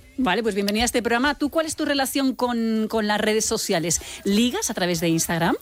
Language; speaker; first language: Spanish; native; Spanish